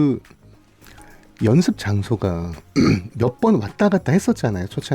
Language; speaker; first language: Korean; native; Korean